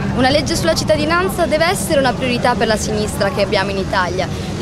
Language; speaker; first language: Italian; early bilingual, other home language; Arabic